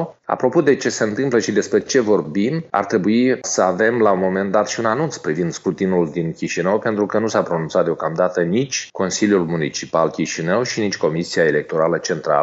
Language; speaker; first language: Romanian; native; Romanian